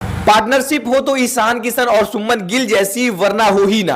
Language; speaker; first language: Hindi; native; Hindi